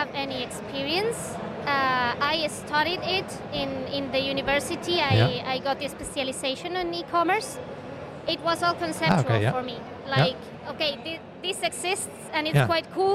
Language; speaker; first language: English; non-native, fluent; Spanish